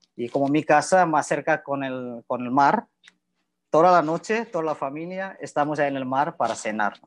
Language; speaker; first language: Spanish; non-native, learner; Indonesian